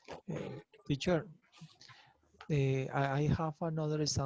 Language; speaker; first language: English; non-native, learner; Spanish